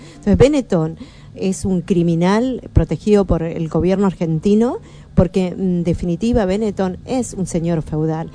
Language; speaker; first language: Spanish; native; Spanish